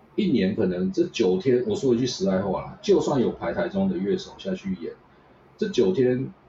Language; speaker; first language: Chinese; native; Chinese